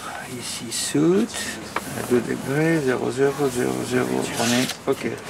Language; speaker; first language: French; non-native, fluent; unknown